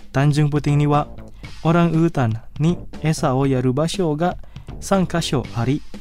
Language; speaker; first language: Japanese; non-native, fluent; Indonesian